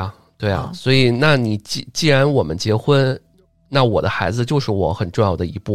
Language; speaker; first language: Chinese; native; Chinese